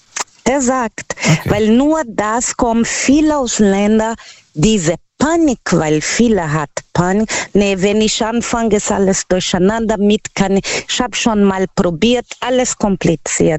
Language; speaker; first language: German; non-native, fluent; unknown